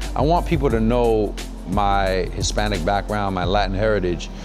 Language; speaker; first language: English; native; English